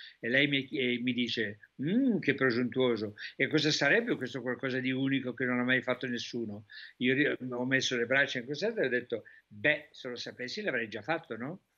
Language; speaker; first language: Italian; native; Italian